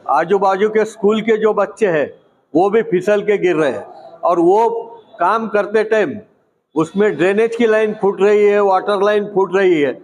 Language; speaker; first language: Hindi; non-native, local second language; Marathi